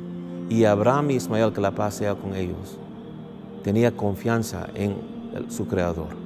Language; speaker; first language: Spanish; early bilingual, heritage; English